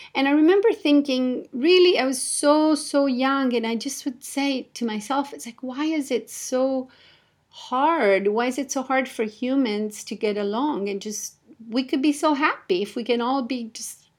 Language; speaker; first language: English; non-native, fluent; Italian